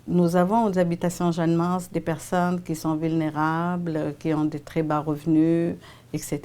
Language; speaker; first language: French; native; French